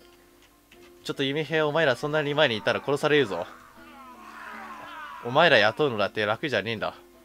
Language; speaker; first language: Japanese; native; Japanese